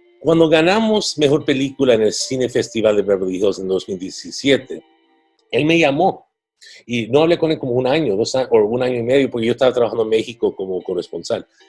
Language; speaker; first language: Spanish; early bilingual, heritage; Spanish